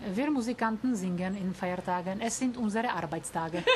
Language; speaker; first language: German; non-native, learner; Czech